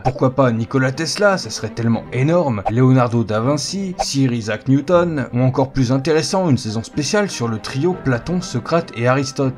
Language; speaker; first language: French; native; French